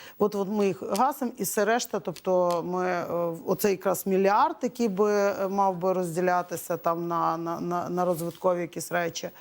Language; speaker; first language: Ukrainian; native; Ukrainian